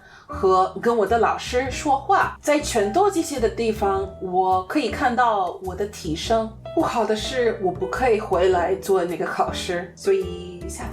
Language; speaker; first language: Chinese; non-native, learner; English